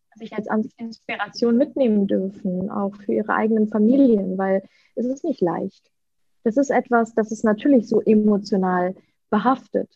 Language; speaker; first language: German; early bilingual, other home language; Russian